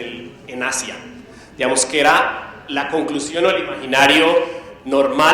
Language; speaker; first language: Spanish; native; Spanish